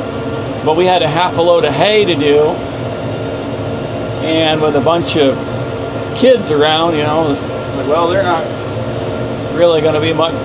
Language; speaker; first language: English; native; English